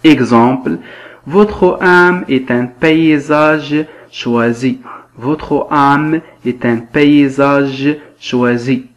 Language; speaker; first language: French; non-native, local second language; Arabic